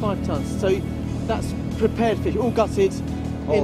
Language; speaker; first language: English; native; English